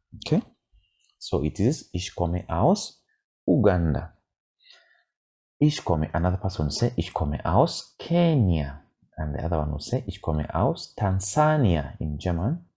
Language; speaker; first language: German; non-native, fluent; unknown